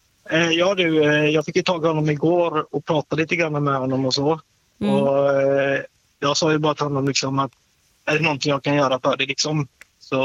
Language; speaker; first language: Swedish; native; Swedish